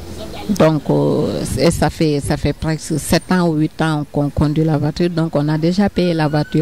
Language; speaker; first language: French; non-native, local second language; Wolof